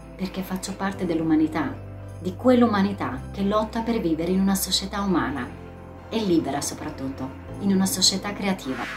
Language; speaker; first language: Italian; non-native, fluent; Albanian